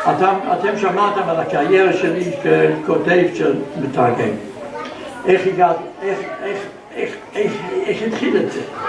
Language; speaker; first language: Hebrew; non-native, fluent; German